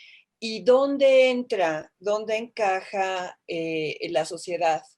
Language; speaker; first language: Spanish; native; Spanish